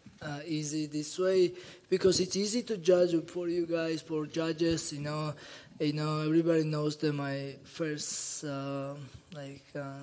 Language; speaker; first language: English; non-native, learner; Georgian